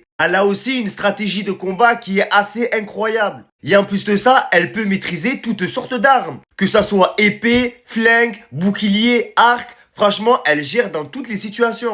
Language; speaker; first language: French; native; French